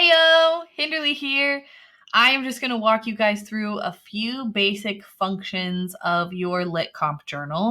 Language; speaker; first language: English; native; English